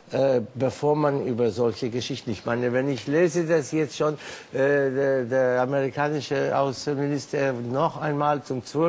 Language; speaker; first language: German; non-native, fluent; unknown